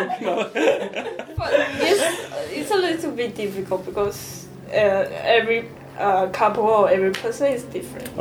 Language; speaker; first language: English; non-native, learner; Chinese